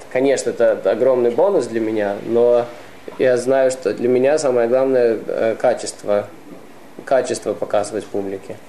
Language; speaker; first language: Russian; early bilingual, heritage; Russian